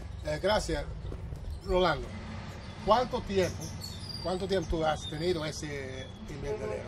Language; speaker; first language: Spanish; non-native, learner; English